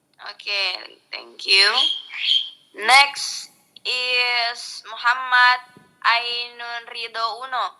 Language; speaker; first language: English; non-native, local second language; Indonesian